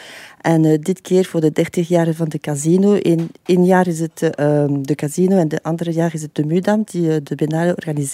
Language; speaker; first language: Dutch; non-native, fluent; French